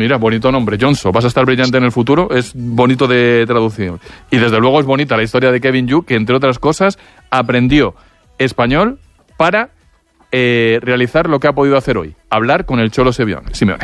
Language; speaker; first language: Spanish; native; Spanish